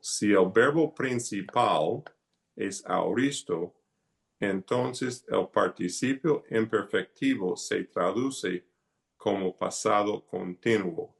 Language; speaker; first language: Spanish; non-native, fluent; English